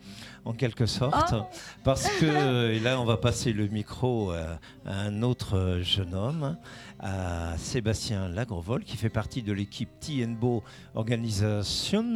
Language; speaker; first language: French; native; French